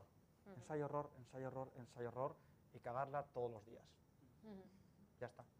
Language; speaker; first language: Spanish; native; Spanish